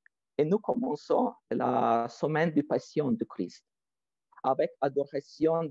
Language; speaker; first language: French; non-native, fluent; Ukrainian